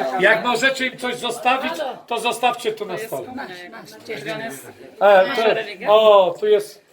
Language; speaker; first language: Polish; non-native, learner; Arabic